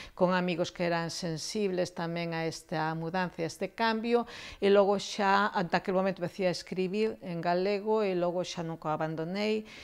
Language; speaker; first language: Galician; non-native, local second language; Spanish